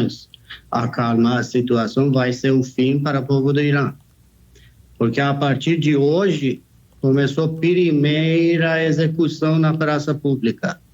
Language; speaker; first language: Portuguese; non-native, fluent; Persian